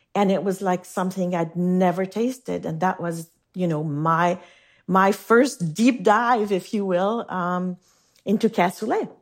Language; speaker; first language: English; non-native, fluent; French